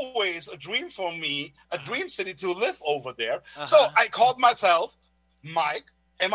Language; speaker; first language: English; non-native, fluent; German